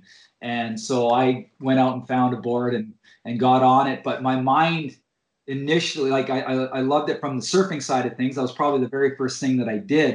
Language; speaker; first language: English; native; English